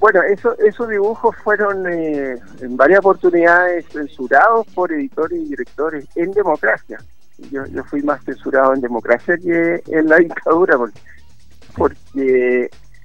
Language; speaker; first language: Spanish; native; Spanish